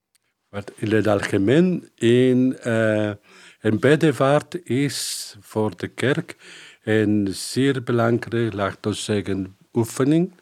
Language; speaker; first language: Dutch; non-native, fluent; Spanish